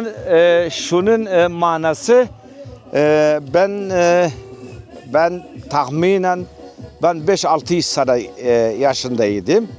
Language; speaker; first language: Turkish; non-native, local second language; Kurdish